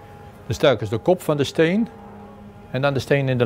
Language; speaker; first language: Dutch; native; Dutch